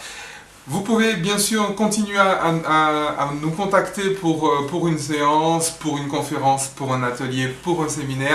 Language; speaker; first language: French; native; French